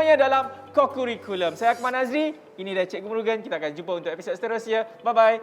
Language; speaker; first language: Malay; native; Malay